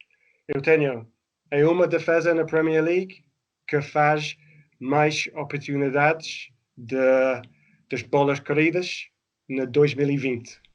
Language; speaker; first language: Portuguese; non-native, fluent; English